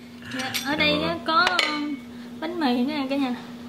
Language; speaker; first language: Vietnamese; native; Vietnamese